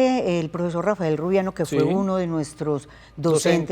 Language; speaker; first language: Spanish; native; Spanish